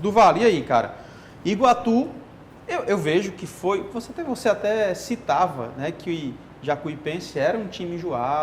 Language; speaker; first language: Portuguese; native; Portuguese